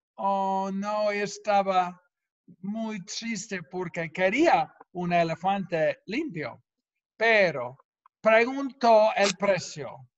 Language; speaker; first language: Spanish; non-native, fluent; English